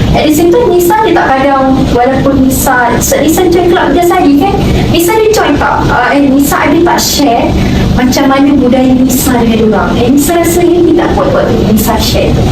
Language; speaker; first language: Malay; native; Malay